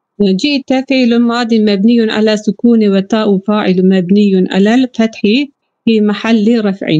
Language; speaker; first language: Arabic; non-native, learner; Turkish